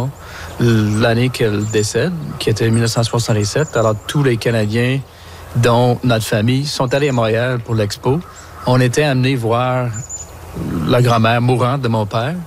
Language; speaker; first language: French; native; French